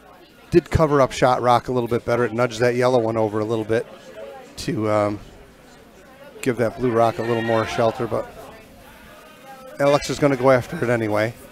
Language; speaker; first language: English; native; English